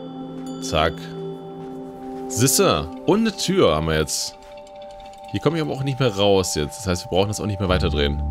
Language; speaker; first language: German; native; German